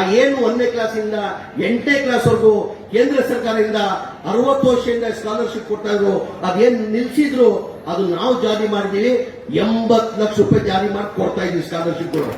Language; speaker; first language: Kannada; non-native, local second language; Urdu